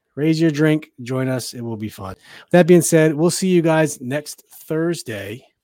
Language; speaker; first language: English; early bilingual, other home language; Chinese